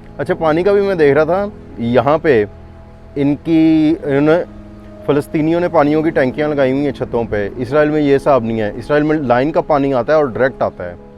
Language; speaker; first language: Urdu; non-native, local second language; Punjabi